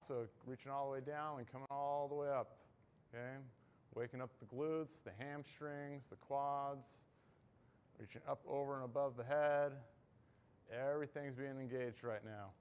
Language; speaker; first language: English; native; English